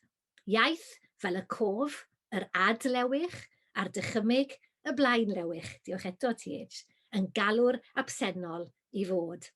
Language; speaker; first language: Welsh; native; Welsh